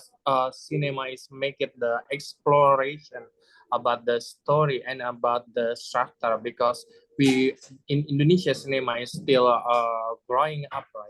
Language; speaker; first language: English; non-native, learner; Indonesian